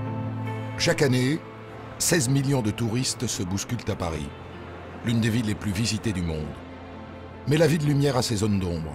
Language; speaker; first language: French; native; French